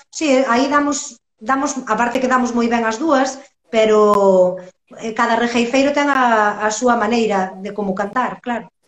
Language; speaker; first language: Galician; native; Galician